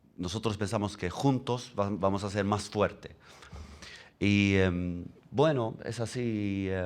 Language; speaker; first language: Spanish; non-native, learner; Swedish